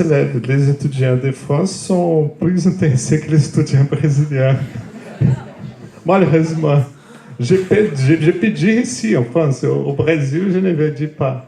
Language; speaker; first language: French; non-native, fluent; Portuguese